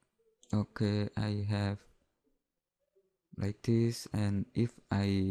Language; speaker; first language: English; non-native, learner; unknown